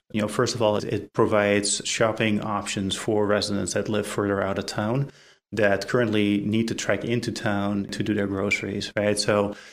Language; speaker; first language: English; non-native, fluent; Dutch